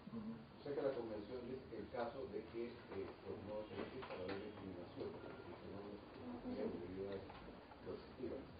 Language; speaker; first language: Spanish; native; Spanish